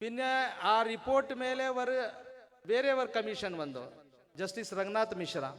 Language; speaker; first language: Malayalam; non-native, learner; Urdu